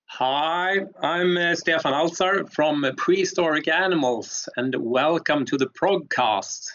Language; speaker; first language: English; non-native, fluent; Swedish